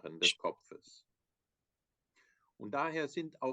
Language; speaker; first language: German; native; German